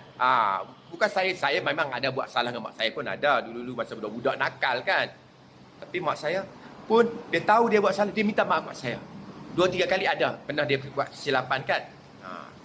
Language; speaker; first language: Malay; native; Malay